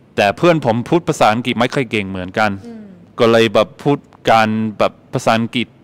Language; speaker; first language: Thai; non-native, fluent; English